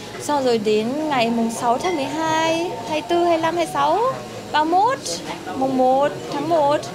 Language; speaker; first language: Vietnamese; early bilingual, heritage; Vietnamese